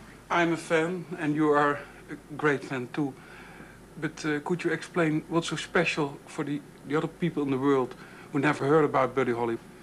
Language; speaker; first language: English; non-native, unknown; Dutch